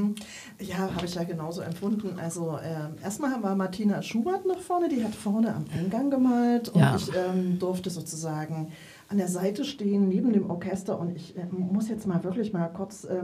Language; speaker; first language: German; native; German